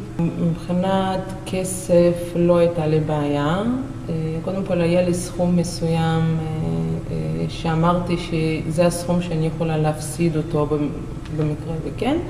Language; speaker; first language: Hebrew; non-native, fluent; Russian